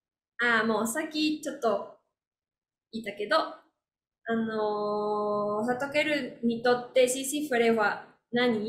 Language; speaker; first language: Japanese; non-native, learner; Spanish